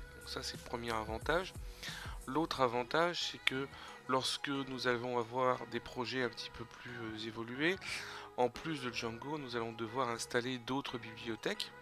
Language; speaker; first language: French; native; French